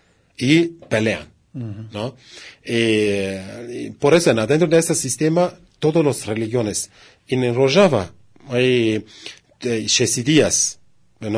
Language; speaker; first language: Spanish; non-native, learner; Kurdish